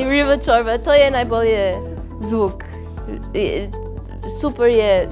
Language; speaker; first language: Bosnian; non-native, learner; English